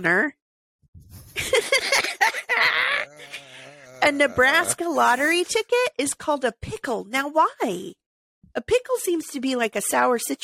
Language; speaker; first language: English; native; English